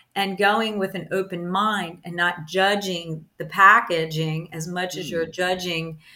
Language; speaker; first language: English; early bilingual, other home language; Italian